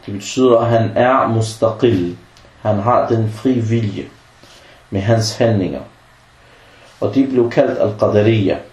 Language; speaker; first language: Danish; non-native, fluent; Arabic